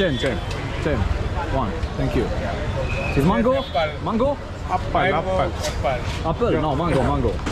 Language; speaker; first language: English; non-native, learner; Arabic